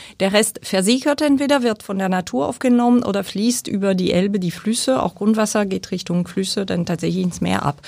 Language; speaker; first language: German; non-native, fluent; French